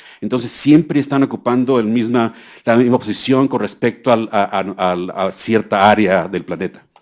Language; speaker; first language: Spanish; native; Spanish